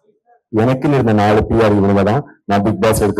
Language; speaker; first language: Tamil; native; Tamil